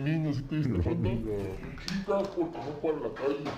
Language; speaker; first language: Spanish; native; Spanish